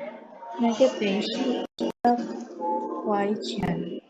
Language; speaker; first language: Chinese; non-native, learner; Indonesian